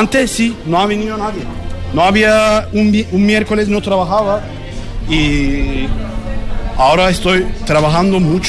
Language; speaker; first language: Spanish; non-native, learner; Turkish